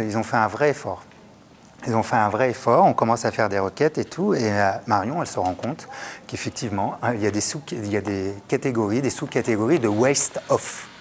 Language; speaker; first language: French; native; French